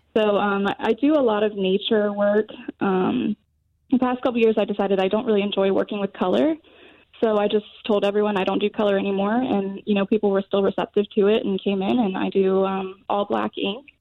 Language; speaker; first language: English; native; English